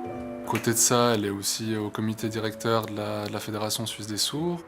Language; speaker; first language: French; non-native, local second language; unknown